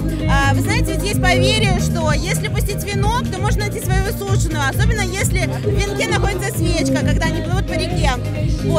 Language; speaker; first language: Russian; native; Russian